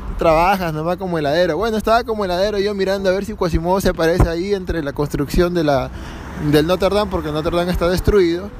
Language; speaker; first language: Spanish; native; Spanish